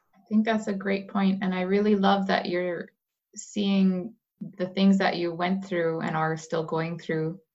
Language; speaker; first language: English; native; English